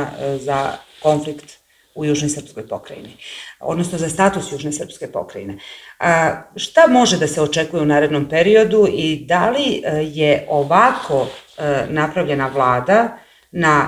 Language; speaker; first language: Serbian; native; Serbian